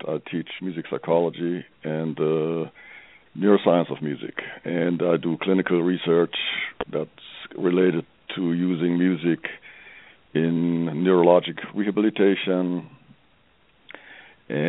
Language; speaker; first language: English; non-native, fluent; German